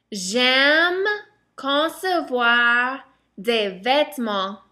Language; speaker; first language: French; non-native, fluent; English